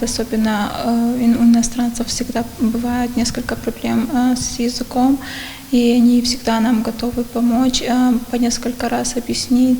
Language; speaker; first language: Russian; non-native, fluent; Uzbek